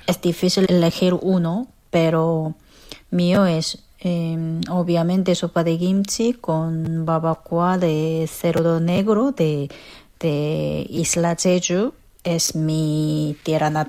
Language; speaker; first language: Spanish; non-native, fluent; Korean